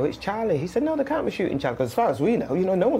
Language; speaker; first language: English; native; English